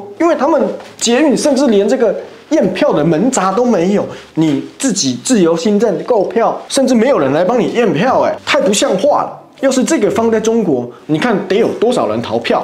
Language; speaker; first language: Chinese; native; Chinese